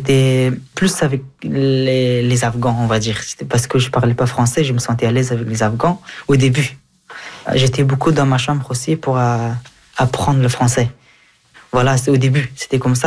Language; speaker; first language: French; early bilingual, other home language; Persian